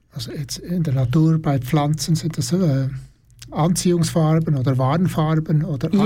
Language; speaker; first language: German; native; German